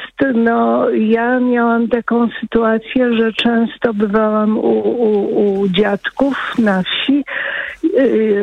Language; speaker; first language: Polish; non-native, local second language; Kashubian